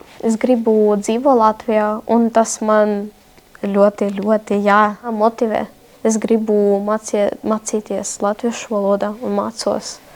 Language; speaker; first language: Latvian; non-native, learner; Ukrainian